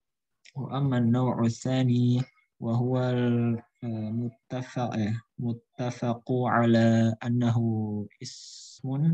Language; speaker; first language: Arabic; non-native, learner; Indonesian